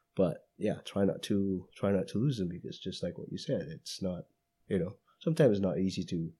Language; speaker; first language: English; non-native, fluent; Indonesian